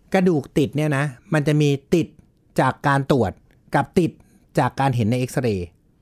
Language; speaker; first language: Thai; native; Thai